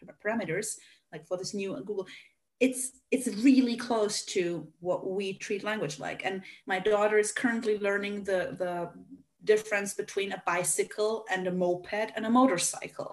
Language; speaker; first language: English; non-native, fluent; Hungarian